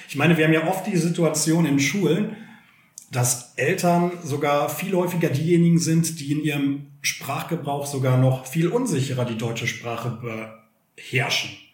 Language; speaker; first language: German; native; German